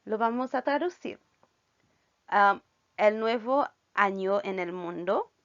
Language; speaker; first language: Spanish; non-native, fluent; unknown